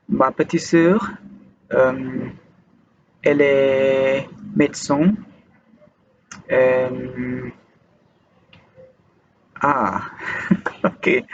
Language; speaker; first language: French; non-native, learner; Malay